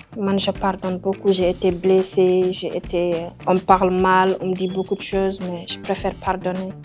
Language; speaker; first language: French; non-native, local second language; Wolof